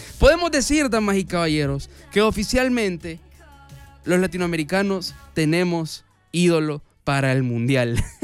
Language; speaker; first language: Spanish; native; Spanish